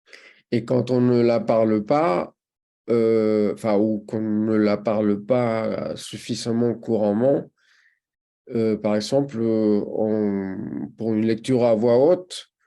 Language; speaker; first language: French; non-native, fluent; Spanish